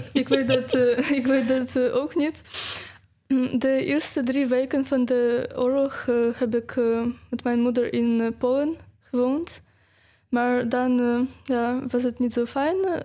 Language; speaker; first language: Dutch; non-native, fluent; Ukrainian